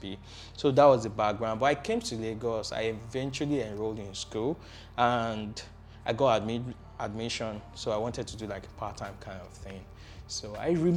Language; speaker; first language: English; non-native, local second language; Yoruba